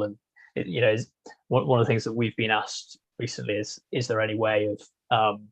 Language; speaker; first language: English; native; English